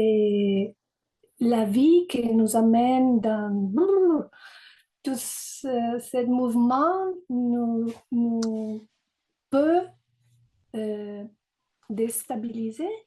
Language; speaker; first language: French; non-native, fluent; Italian